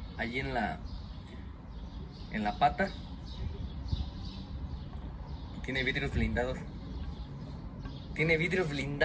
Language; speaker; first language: Spanish; native; Spanish